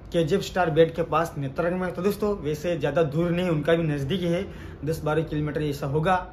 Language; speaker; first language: Hindi; non-native, local second language; Gamit